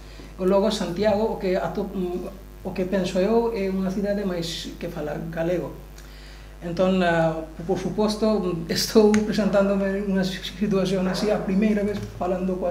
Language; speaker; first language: Galician; non-native, learner; Bangla